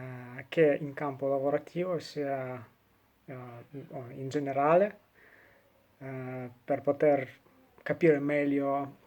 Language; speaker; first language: Italian; non-native, fluent; Russian